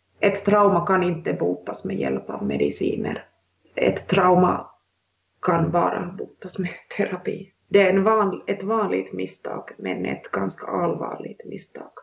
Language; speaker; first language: Swedish; non-native, local second language; Finnish